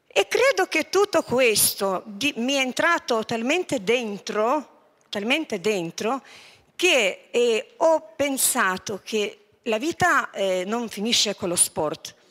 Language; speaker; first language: Italian; non-native, fluent; Lithuanian